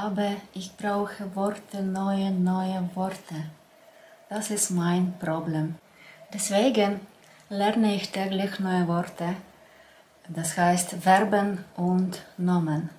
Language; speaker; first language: German; non-native, learner; Russian